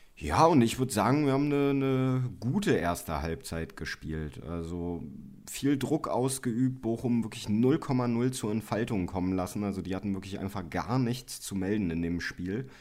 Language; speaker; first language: German; native; German